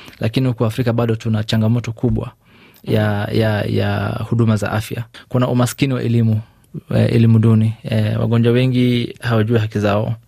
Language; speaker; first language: Swahili; non-native, local second language; Somali